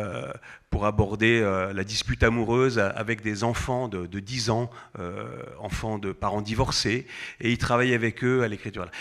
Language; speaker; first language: French; native; French